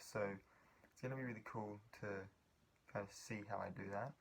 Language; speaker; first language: English; native; English